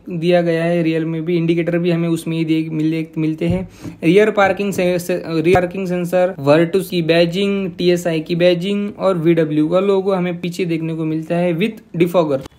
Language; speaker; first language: Hindi; non-native, local second language; Marathi